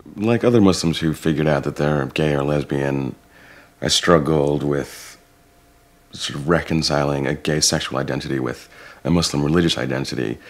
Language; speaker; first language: English; native; English